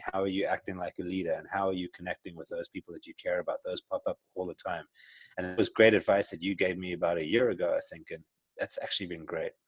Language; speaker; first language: English; native; English